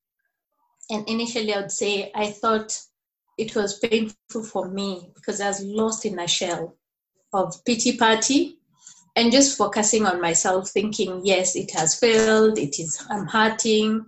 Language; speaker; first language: English; non-native, local second language; Kikuyu